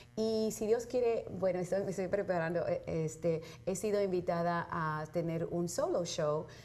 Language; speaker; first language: Spanish; early bilingual, heritage; Spanish